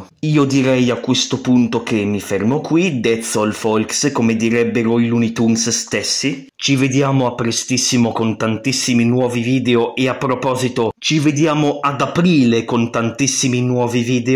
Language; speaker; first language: Italian; native; Italian